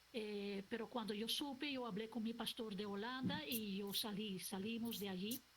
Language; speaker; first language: Spanish; non-native, local second language; Papiamento